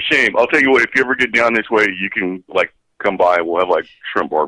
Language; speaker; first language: English; native; English